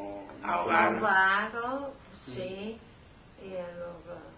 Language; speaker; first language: Italian; non-native, local second language; Friulian